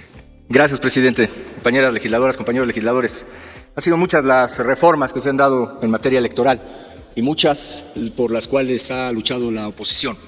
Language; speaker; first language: Spanish; native; Spanish